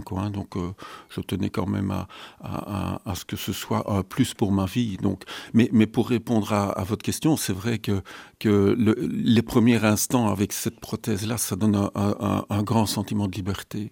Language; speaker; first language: French; native; French